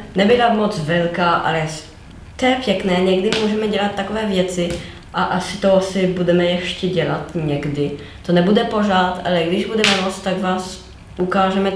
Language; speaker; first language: Czech; non-native, learner; French